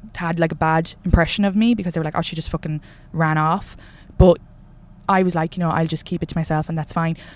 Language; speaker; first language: English; native; English